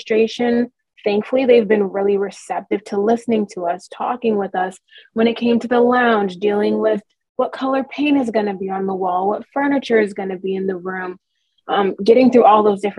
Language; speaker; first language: English; native; English